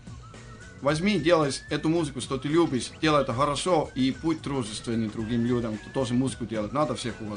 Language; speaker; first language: Russian; non-native, fluent; Estonian